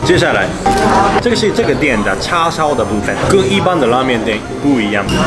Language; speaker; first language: Chinese; non-native, fluent; Japanese